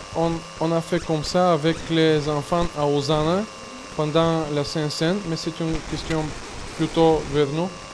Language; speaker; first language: French; non-native, fluent; Bulgarian